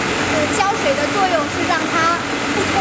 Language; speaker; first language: Chinese; native; Chinese